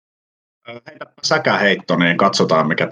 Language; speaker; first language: Finnish; native; Finnish